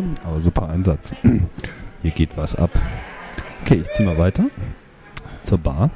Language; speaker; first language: German; native; German